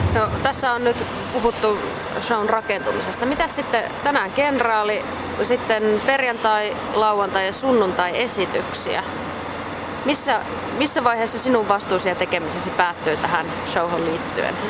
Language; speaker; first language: Finnish; native; Finnish